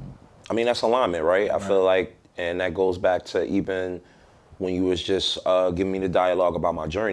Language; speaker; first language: English; native; English